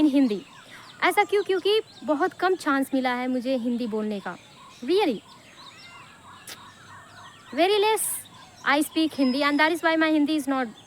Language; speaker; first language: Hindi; non-native, local second language; Bhojpuri